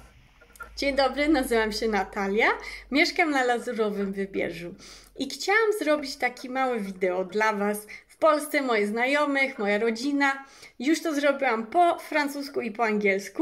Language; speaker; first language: Polish; early bilingual, heritage; English